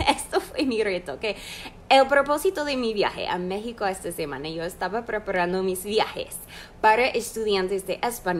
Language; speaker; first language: Spanish; non-native, fluent; English